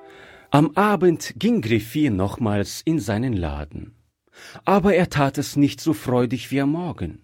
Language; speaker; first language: German; native; German